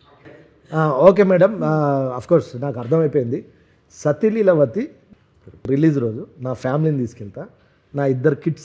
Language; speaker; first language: Telugu; native; Telugu